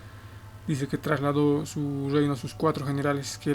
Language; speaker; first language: Spanish; native; Spanish